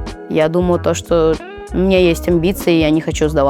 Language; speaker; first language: Russian; native; Russian